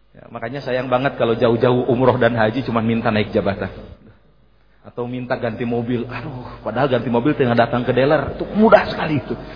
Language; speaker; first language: Indonesian; native; Indonesian